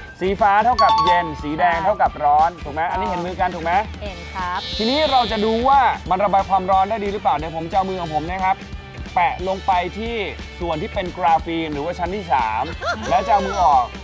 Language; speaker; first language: Thai; native; Thai